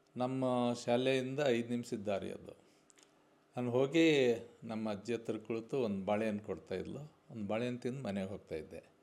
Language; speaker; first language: Kannada; non-native, local second language; Urdu